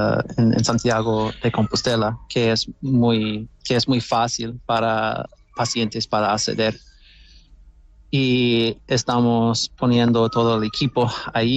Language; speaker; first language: Spanish; non-native, fluent; English